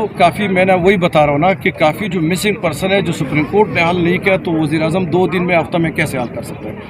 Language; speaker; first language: Urdu; non-native, local second language; Pashto